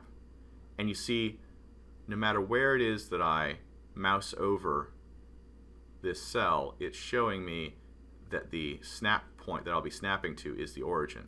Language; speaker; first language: English; native; English